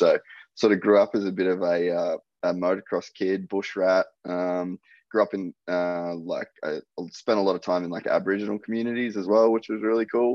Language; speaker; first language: English; native; English